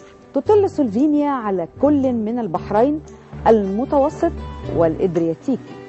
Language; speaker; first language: Arabic; native; Arabic